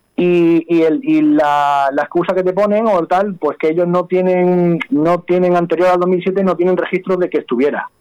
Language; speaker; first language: Spanish; native; Spanish